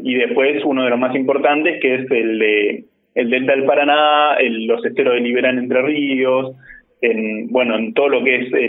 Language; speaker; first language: Spanish; native; Spanish